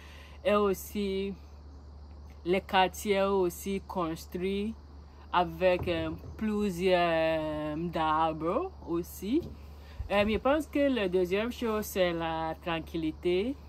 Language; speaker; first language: French; non-native, learner; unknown